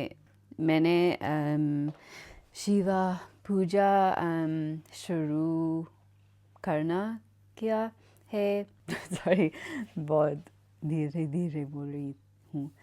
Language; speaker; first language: Hindi; non-native, learner; English